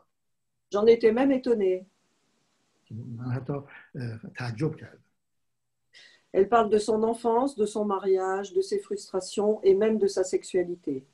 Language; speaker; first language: French; native; French